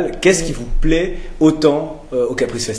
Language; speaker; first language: French; native; French